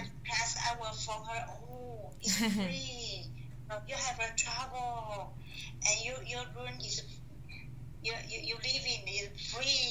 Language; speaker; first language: English; non-native, learner; Chinese